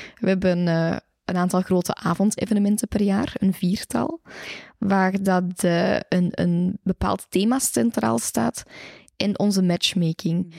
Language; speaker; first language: Dutch; native; Dutch